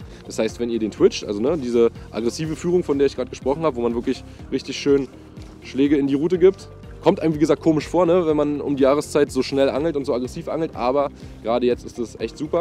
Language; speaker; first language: German; native; German